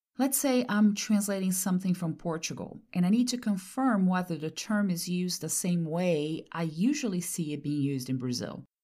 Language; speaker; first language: English; non-native, fluent; Portuguese